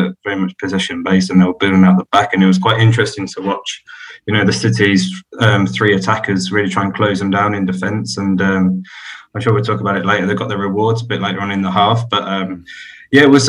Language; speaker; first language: English; native; English